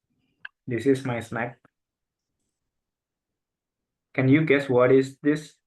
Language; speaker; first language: English; non-native, local second language; Indonesian